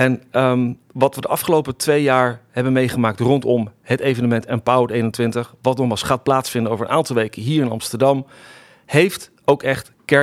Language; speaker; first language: Dutch; native; Dutch